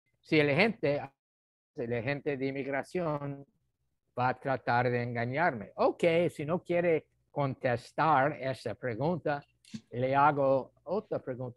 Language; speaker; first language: Spanish; non-native, fluent; English